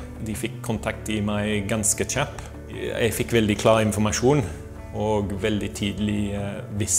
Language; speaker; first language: Norwegian; non-native, fluent; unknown